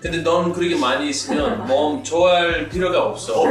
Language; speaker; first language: Korean; non-native, fluent; Greek